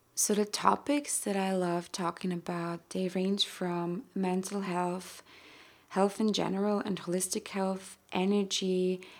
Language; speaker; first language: English; non-native, fluent; German